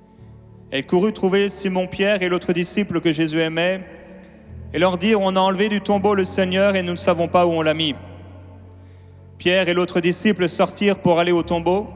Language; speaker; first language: French; native; French